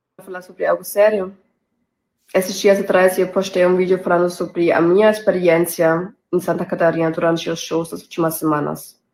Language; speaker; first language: Portuguese; non-native, fluent; German